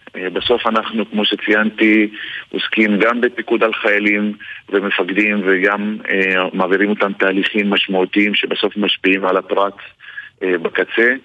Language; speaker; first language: Hebrew; non-native, local second language; Arabic